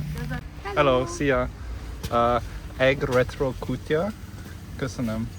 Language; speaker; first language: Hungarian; non-native, learner; English